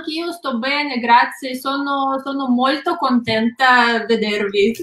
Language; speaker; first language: Italian; non-native, learner; Russian